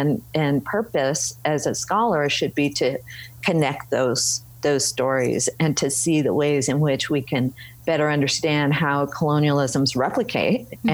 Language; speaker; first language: English; native; English